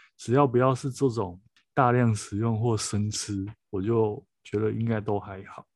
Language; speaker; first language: Chinese; native; Chinese